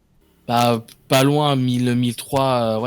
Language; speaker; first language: French; native; French